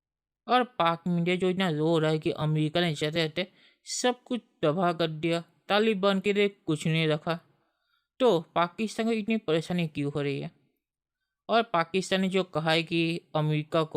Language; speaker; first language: Hindi; native; Hindi